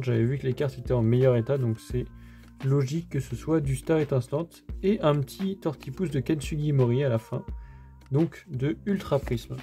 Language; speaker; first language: French; native; French